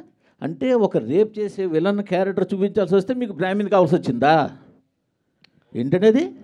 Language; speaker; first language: Telugu; native; Telugu